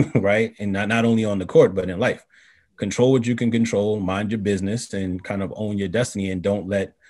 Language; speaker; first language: English; native; English